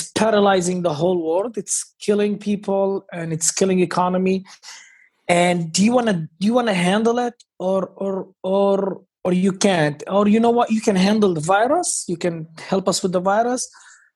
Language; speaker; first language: English; non-native, fluent; Hebrew